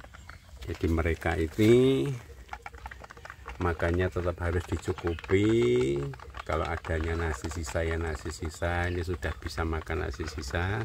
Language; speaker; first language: Indonesian; native; Indonesian